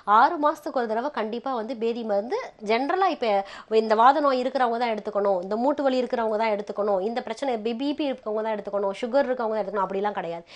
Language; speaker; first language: Tamil; native; Tamil